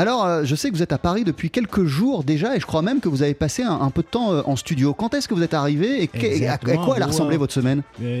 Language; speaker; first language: French; native; French